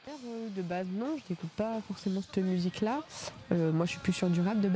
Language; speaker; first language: French; native; French